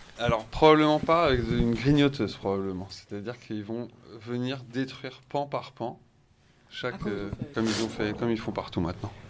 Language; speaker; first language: French; native; French